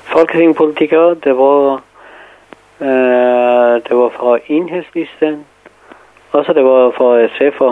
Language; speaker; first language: Danish; non-native, fluent; Persian